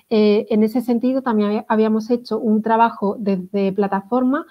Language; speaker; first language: Spanish; native; Spanish